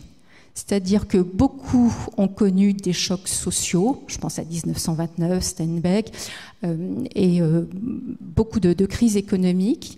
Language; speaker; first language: French; native; French